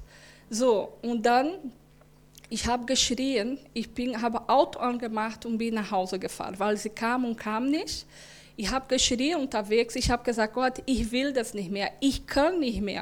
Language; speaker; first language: German; non-native, learner; Portuguese